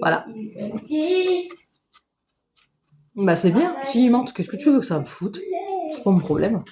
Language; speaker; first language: French; native; French